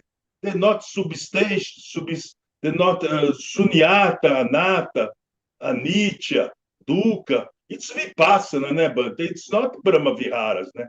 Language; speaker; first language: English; non-native, learner; Portuguese